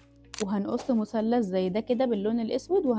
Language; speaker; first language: Arabic; native; Arabic